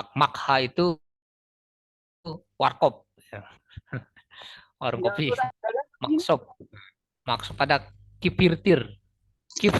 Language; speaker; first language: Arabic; non-native, fluent; Indonesian